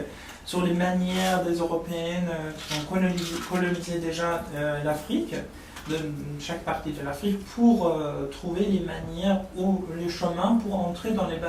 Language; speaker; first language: French; non-native, learner; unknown